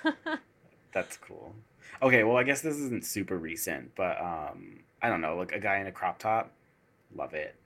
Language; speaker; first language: English; native; English